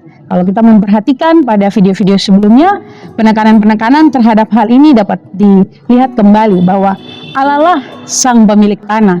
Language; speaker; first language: Indonesian; native; Indonesian